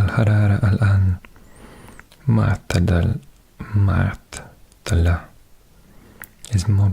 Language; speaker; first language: Arabic; non-native, learner; English